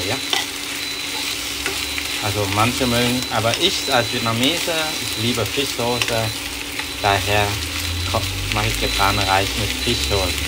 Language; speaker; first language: German; non-native, learner; Vietnamese